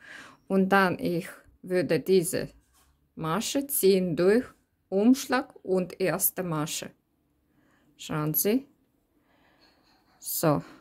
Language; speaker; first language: German; non-native, learner; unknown